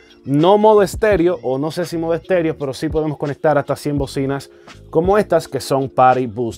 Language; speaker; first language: Spanish; native; Spanish